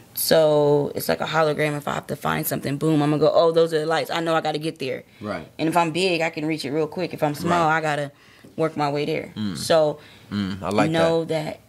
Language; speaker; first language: English; native; English